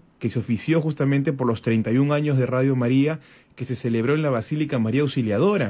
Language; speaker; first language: Spanish; native; Spanish